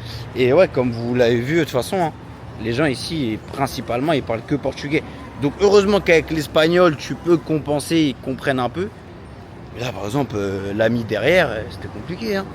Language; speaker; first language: French; native; French